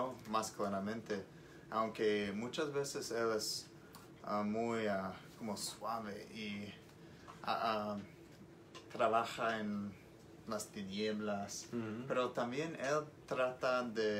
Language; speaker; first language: Spanish; non-native, learner; English